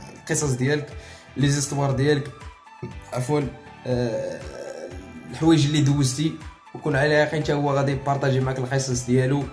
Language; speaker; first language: Arabic; native; Arabic